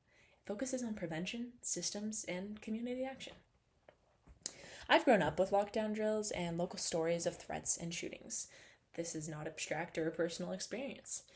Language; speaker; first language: English; native; English